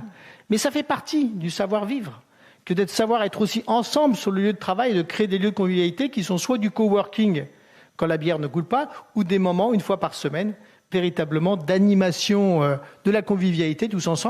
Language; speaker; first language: French; native; French